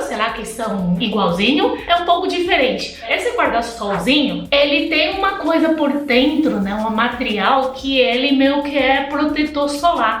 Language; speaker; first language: Portuguese; non-native, fluent; Chinese